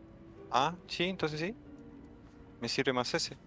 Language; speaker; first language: Spanish; native; Spanish